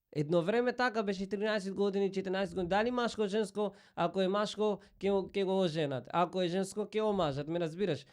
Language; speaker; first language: Macedonian; non-native, fluent; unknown